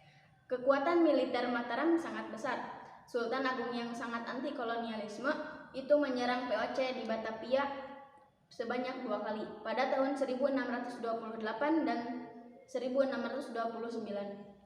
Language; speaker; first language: Indonesian; native; Indonesian